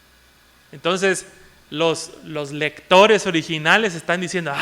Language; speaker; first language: Spanish; native; Spanish